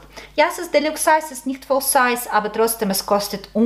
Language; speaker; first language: German; non-native, learner; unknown